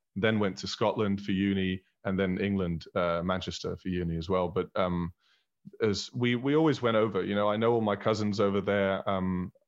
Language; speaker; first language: English; early bilingual, heritage; German